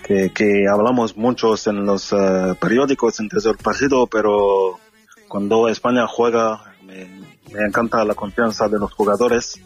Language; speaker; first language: Spanish; non-native, fluent; French